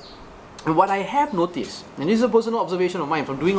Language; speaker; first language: English; non-native, local second language; Malay